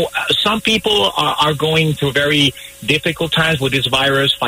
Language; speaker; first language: English; non-native, fluent; Spanish